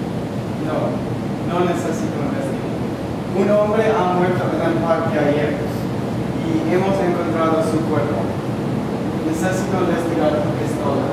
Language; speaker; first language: Spanish; non-native, learner; English